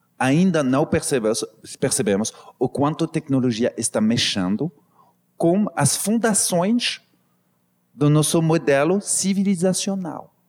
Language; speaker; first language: Portuguese; non-native, fluent; French